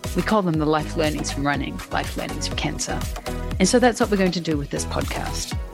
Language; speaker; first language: English; native; English